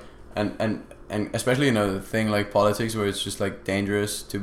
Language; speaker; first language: English; non-native, fluent; German